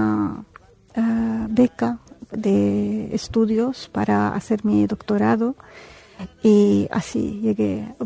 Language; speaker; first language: Spanish; non-native, fluent; Arabic